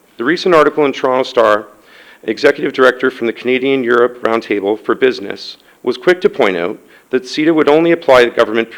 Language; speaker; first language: English; native; English